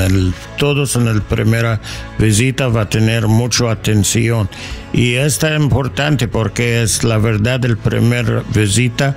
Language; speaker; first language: Spanish; non-native, learner; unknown